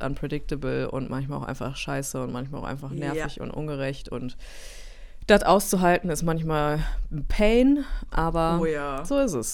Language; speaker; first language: German; native; German